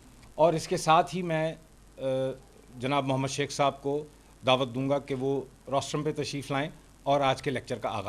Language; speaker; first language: Urdu; native; Urdu